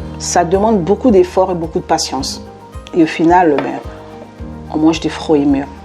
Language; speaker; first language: French; non-native, local second language; Lingala